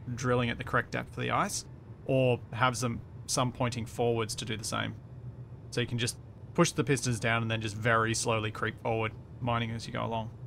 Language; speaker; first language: English; native; English